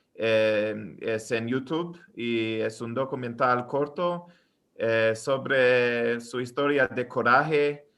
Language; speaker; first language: Spanish; non-native, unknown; English